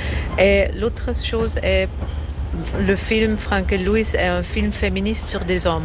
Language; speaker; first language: French; non-native, fluent; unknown